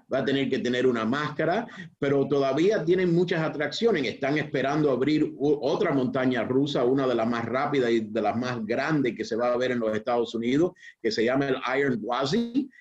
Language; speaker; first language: Spanish; early bilingual, heritage; Spanish